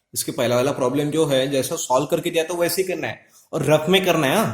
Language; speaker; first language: Hindi; non-native, local second language; Marathi